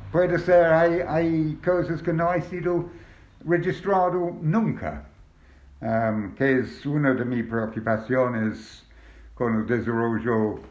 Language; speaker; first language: Spanish; non-native, learner; English